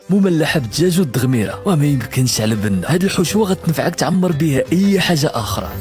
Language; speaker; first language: Arabic; native; Arabic